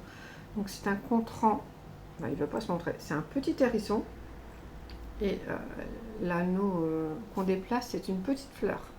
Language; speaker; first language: French; native; French